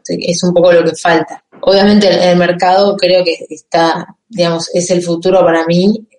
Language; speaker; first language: Spanish; native; Spanish